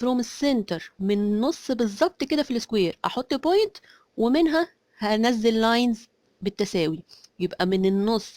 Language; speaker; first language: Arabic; native; Arabic